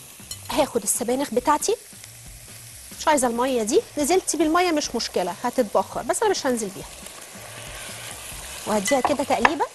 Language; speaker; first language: Arabic; native; Arabic